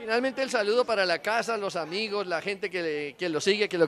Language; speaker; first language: Spanish; native; Spanish